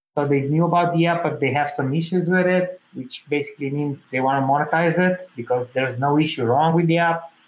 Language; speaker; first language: English; non-native, fluent; Romanian